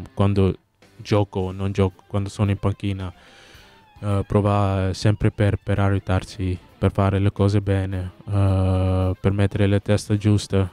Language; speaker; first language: Italian; non-native, learner; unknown